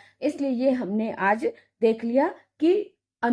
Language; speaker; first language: Hindi; native; Hindi